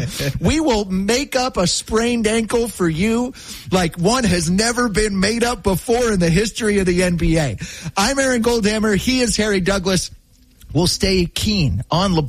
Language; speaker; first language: English; native; English